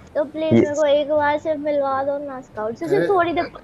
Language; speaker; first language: Hindi; non-native, local second language; Gujarati